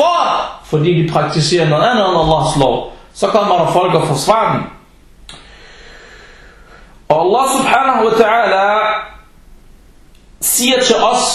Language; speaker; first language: Danish; non-native, fluent; Arabic